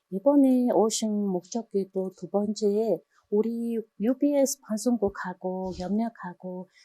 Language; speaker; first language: Korean; non-native, fluent; Mongolian